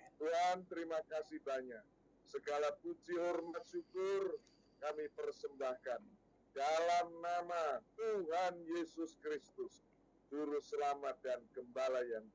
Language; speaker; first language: Indonesian; native; Indonesian